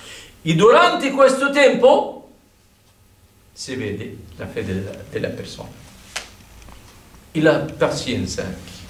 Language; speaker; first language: Italian; non-native, fluent; Arabic